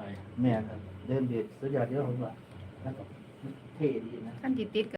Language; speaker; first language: Thai; non-native, local second language; Lao